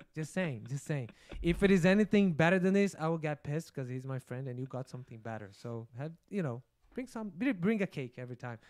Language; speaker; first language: English; non-native, fluent; Portuguese